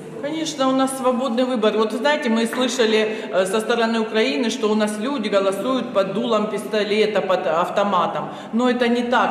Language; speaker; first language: Russian; native; Russian